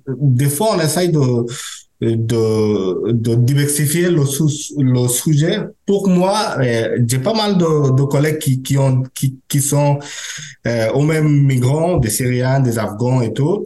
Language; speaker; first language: French; non-native, learner; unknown